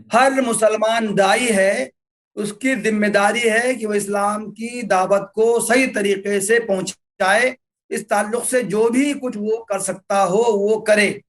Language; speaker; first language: Urdu; native; Urdu